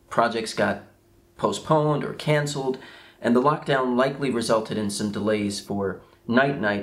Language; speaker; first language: English; native; English